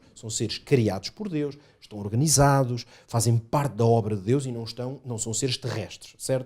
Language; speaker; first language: Portuguese; native; Portuguese